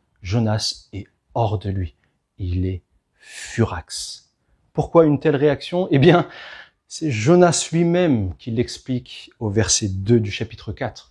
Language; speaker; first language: French; native; French